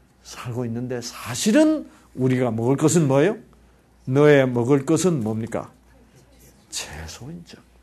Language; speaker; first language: Korean; native; Korean